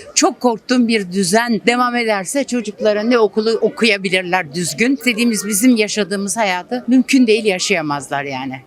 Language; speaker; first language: Turkish; native; Turkish